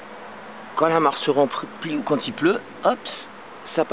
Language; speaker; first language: French; native; French